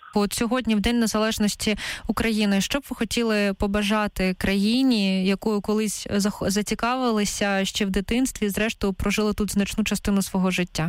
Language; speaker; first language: Ukrainian; native; Ukrainian